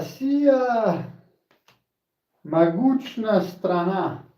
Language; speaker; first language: Russian; non-native, learner; Slovenian